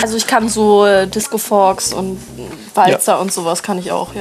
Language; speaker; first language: German; native; German